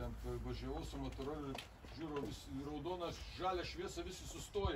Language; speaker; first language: Lithuanian; native; Lithuanian